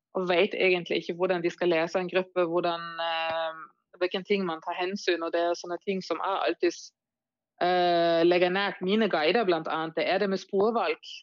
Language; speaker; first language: Norwegian; non-native, fluent; German